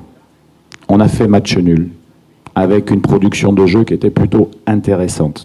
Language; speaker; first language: French; native; French